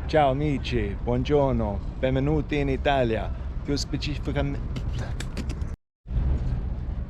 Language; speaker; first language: Italian; non-native, learner; English